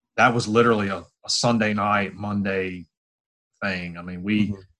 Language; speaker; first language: English; native; English